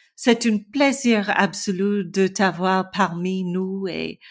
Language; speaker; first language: French; non-native, learner; English